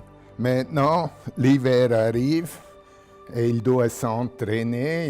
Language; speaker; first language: French; non-native, local second language; German